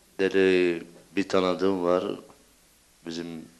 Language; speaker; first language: Turkish; early bilingual, heritage; Turkish